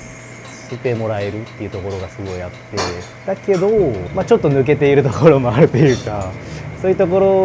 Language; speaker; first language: Japanese; native; Japanese